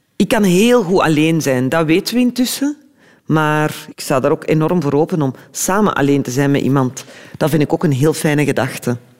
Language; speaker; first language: Dutch; early bilingual, other home language; Turkish